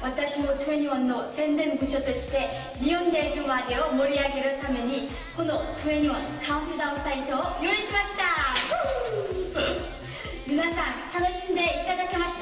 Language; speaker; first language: Japanese; non-native, fluent; Korean